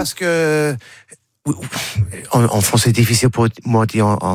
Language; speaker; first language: French; non-native, learner; English